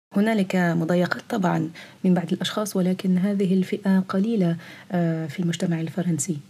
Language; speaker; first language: Arabic; early bilingual, heritage; Arabic